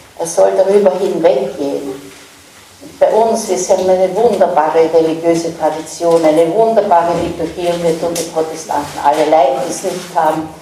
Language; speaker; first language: German; native; German